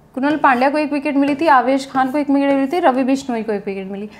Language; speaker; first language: Hindi; native; Hindi